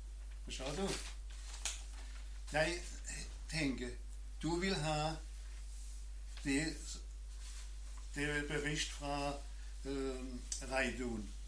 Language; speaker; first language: Danish; non-native, learner; German